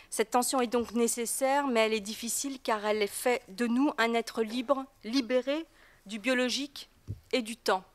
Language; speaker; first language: French; native; French